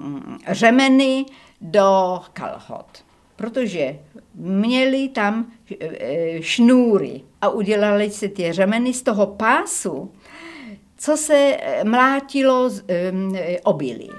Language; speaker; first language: Czech; early bilingual, heritage; Czech